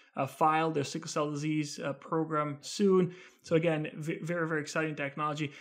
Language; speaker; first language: English; non-native, fluent; Italian